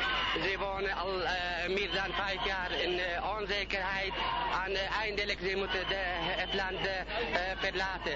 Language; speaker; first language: Dutch; non-native, fluent; Kurdish